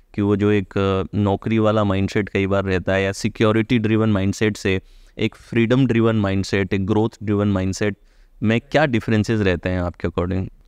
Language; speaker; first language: Hindi; native; Hindi